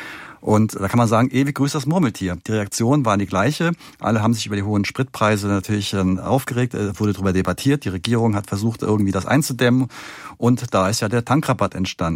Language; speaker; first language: German; native; German